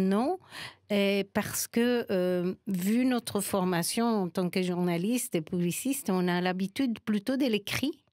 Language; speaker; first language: French; non-native, fluent; Spanish